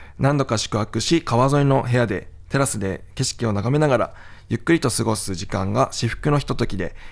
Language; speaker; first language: Japanese; native; Japanese